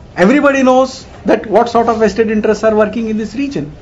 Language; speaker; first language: English; non-native, local second language; Kannada